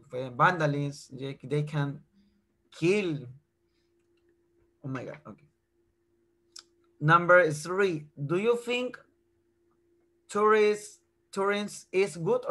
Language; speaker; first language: English; non-native, fluent; Spanish